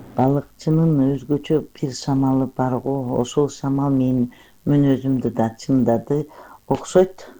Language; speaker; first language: Kyrgyz; non-native, local second language; Uyghur